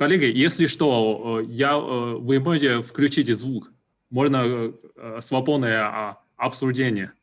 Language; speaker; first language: Russian; non-native, fluent; Chinese